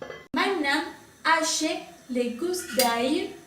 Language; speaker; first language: French; non-native, learner; Spanish